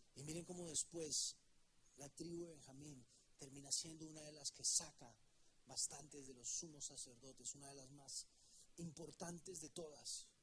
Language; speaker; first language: Spanish; native; Spanish